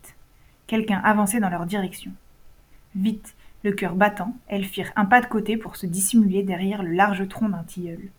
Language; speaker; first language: French; native; French